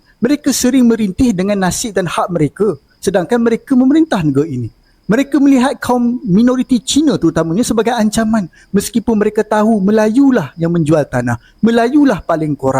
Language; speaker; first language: Malay; native; Malay